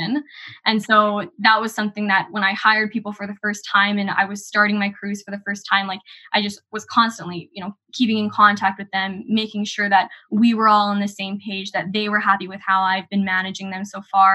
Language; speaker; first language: English; native; English